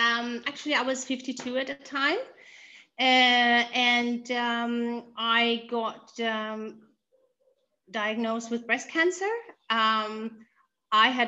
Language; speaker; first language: English; non-native, fluent; Danish